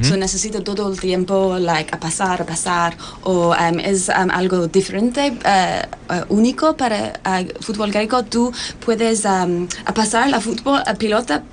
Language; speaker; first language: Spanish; non-native, learner; English